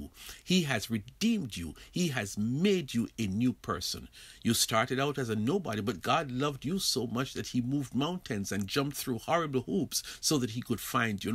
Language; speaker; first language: English; native; English